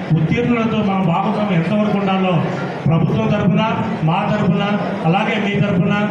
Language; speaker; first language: Telugu; native; Telugu